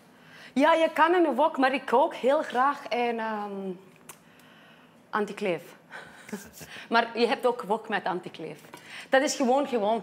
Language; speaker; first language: Dutch; non-native, fluent; Icelandic